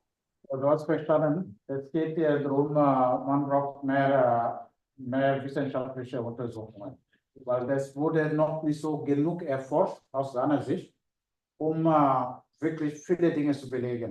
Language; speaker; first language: German; non-native, fluent; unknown